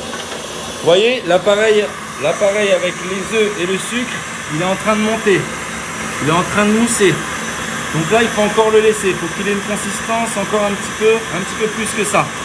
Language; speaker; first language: French; native; French